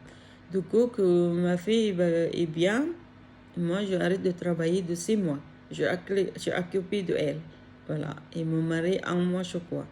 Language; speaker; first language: French; non-native, learner; Filipino